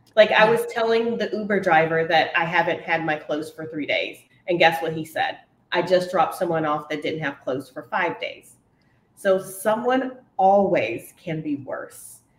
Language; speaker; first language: English; native; English